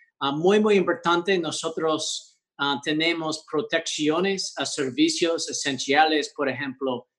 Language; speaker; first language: Spanish; early bilingual, heritage; English